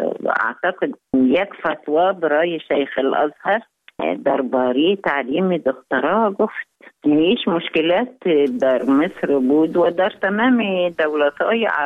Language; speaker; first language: Persian; non-native, fluent; Arabic